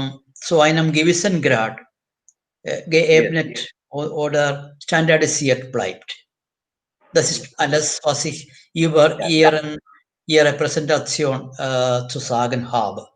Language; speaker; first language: German; non-native, fluent; Malayalam